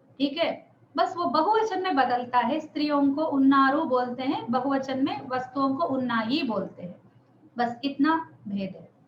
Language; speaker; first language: Hindi; non-native, local second language; Telugu